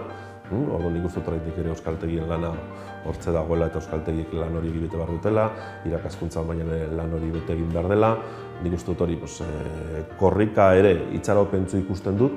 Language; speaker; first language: Basque; native; Basque